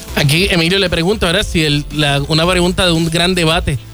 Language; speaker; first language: Spanish; native; Spanish